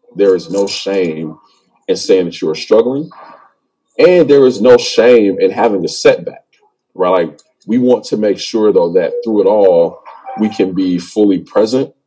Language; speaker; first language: English; native; English